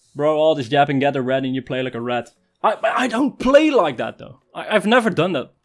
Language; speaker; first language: English; non-native, fluent; Dutch